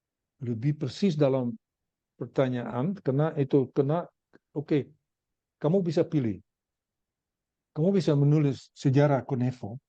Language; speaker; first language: Indonesian; non-native, learner; Dutch